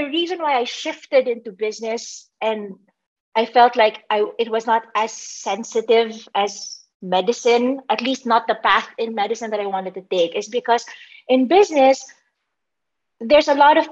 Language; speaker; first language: English; non-native, local second language; Filipino